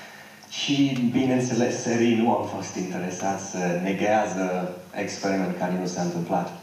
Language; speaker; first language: Romanian; non-native, fluent; English